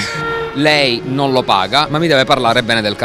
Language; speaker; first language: Italian; native; Italian